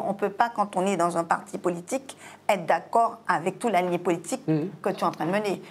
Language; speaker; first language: French; non-native, local second language; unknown